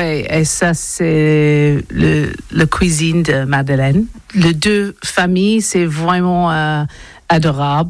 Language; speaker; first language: French; non-native, learner; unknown